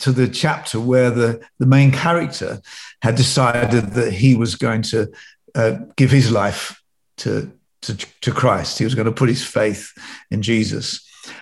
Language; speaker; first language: English; native; English